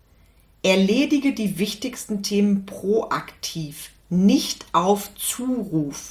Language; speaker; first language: German; native; German